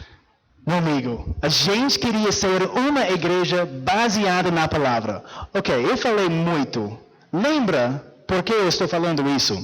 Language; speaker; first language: Portuguese; non-native, fluent; English